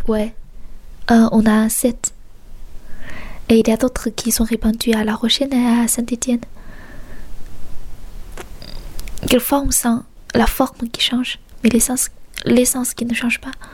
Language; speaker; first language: French; non-native, fluent; Chinese